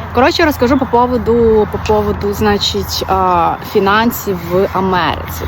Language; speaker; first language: Ukrainian; non-native, local second language; Russian